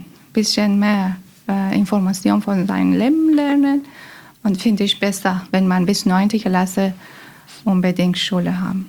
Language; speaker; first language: German; non-native, learner; Persian